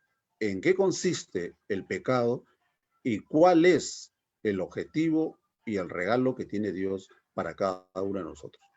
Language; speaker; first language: Spanish; native; Spanish